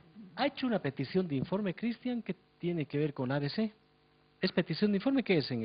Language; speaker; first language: Spanish; native; Spanish